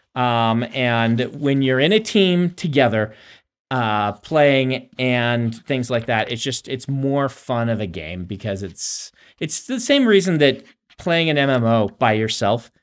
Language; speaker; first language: English; native; English